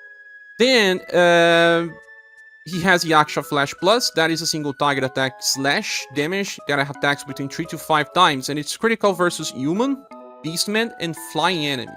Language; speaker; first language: English; non-native, fluent; Portuguese